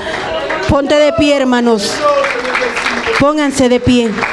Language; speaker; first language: Spanish; native; Spanish